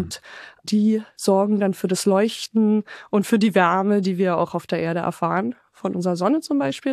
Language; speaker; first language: German; native; German